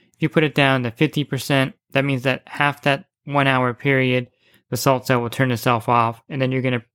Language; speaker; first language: English; native; English